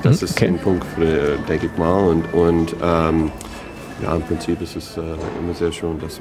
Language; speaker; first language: German; non-native, fluent; English